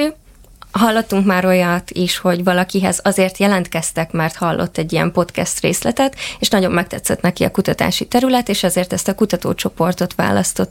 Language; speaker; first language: Hungarian; native; Hungarian